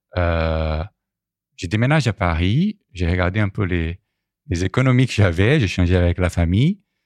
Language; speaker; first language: French; non-native, fluent; Portuguese